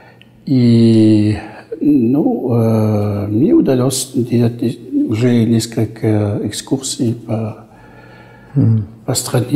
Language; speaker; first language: Russian; non-native, fluent; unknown